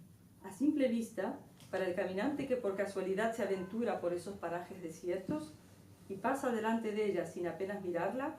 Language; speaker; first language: Spanish; native; Spanish